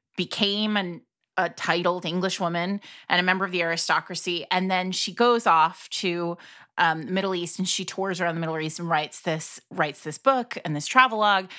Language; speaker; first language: English; early bilingual, other home language; Italian